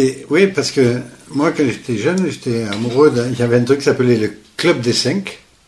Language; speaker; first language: French; native; French